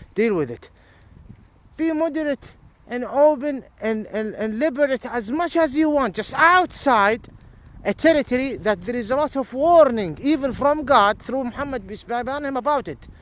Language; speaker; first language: English; non-native, fluent; Arabic